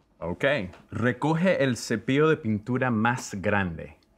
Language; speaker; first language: Spanish; early bilingual, heritage; Spanish